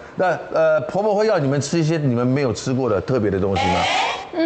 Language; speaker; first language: Chinese; native; Chinese